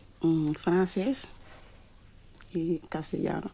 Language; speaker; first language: Spanish; non-native, learner; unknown